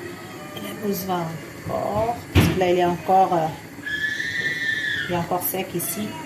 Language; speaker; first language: French; non-native, fluent; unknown